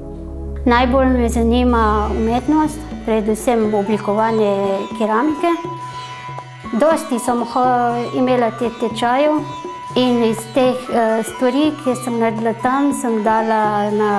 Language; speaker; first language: Slovenian; non-native, learner; Nepali